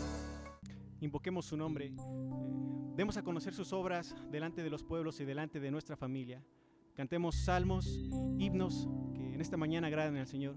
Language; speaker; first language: Spanish; native; Spanish